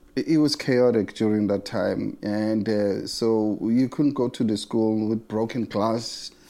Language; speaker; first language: English; non-native, local second language; Zulu